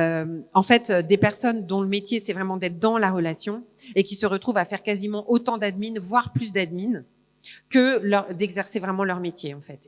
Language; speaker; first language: French; native; French